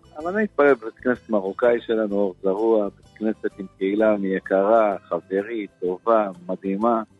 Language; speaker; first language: Hebrew; native; Hebrew